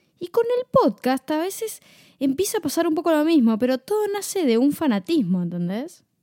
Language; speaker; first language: Spanish; native; Spanish